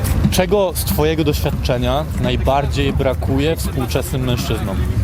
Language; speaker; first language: Polish; native; Polish